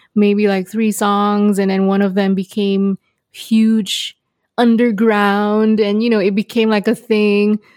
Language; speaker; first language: English; non-native, local second language; Malay